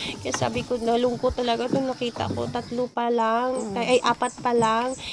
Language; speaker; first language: Filipino; non-native, local second language; Cebuano